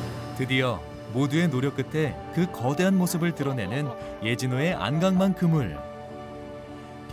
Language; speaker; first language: Korean; native; Korean